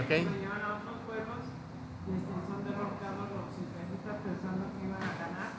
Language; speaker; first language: Spanish; native; Spanish